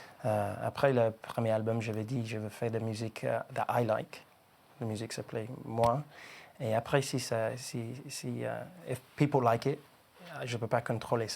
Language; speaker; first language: French; non-native, learner; English